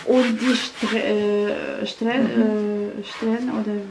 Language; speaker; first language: German; non-native, fluent; Russian